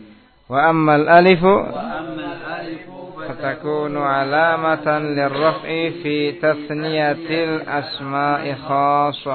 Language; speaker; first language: Arabic; non-native, fluent; Indonesian